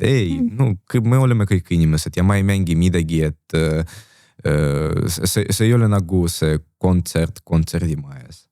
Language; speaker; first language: Estonian; non-native, local second language; Russian